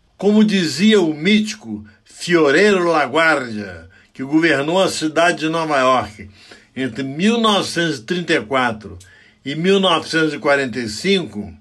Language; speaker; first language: Portuguese; native; Portuguese